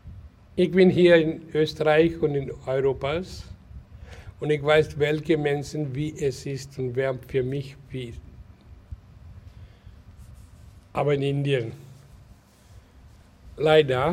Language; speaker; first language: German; non-native, learner; Hindi